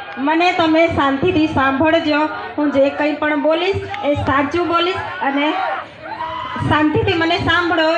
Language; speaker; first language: Gujarati; non-native, local second language; Vasavi